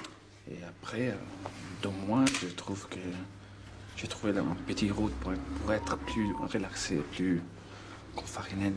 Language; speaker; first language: French; non-native, learner; Italian